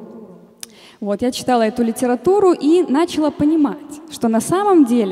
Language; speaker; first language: Russian; native; Russian